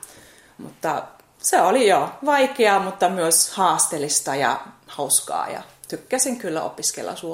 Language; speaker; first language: Finnish; non-native, fluent; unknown